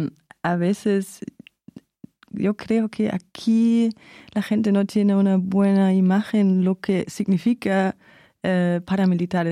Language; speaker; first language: Spanish; non-native, fluent; German